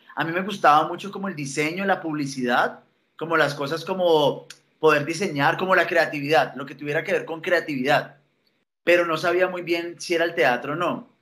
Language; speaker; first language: Spanish; native; Spanish